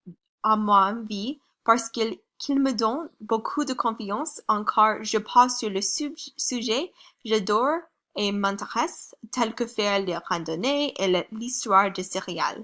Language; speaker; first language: French; non-native, learner; English